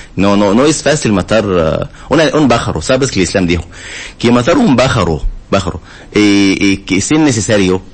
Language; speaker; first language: Spanish; non-native, learner; Arabic